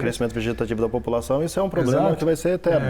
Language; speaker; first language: Portuguese; native; Portuguese